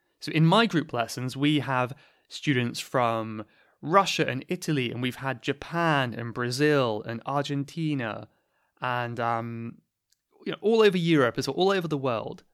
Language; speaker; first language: English; native; English